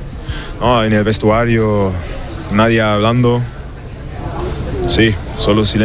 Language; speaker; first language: Spanish; non-native, learner; German